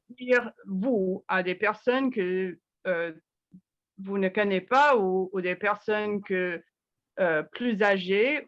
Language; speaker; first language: French; non-native, fluent; English